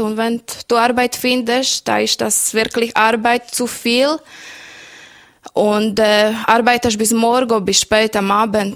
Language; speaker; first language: German; non-native, learner; Slovak